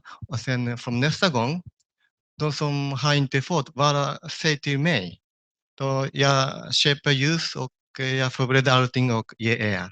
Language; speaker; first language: Swedish; non-native, fluent; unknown